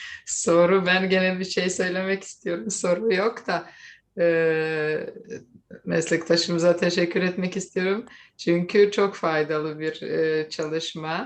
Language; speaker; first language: Turkish; non-native, fluent; Serbian